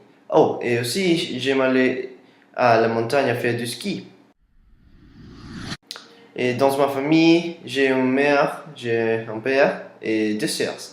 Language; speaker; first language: French; non-native, learner; Spanish